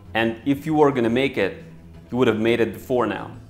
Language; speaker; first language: English; non-native, fluent; Russian